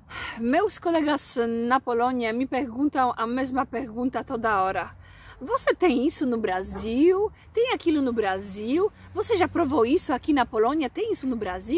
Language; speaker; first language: Portuguese; non-native, fluent; Polish